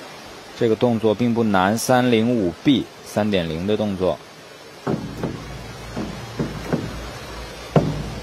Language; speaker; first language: Chinese; native; Chinese